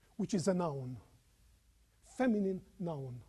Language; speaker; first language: English; non-native, fluent; Croatian